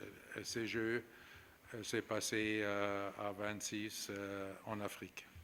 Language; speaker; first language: French; non-native, fluent; German